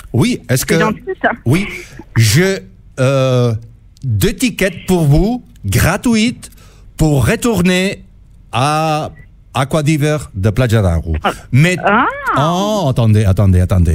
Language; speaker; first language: French; non-native, learner; Catalan